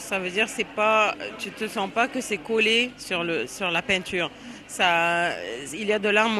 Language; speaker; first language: French; non-native, fluent; Arabic